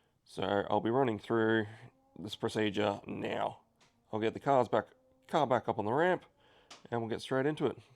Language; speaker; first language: English; native; English